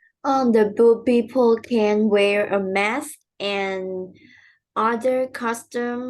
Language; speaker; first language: English; non-native, learner; Vietnamese